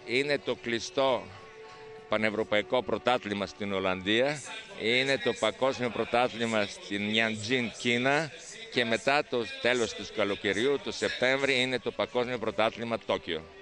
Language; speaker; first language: Greek; non-native, fluent; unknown